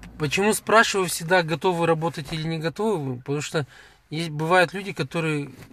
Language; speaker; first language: Russian; native; Russian